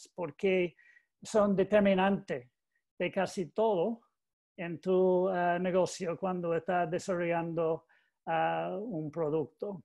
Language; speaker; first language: Spanish; non-native, learner; English